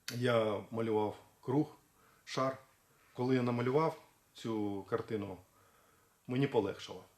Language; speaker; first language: Ukrainian; native; Ukrainian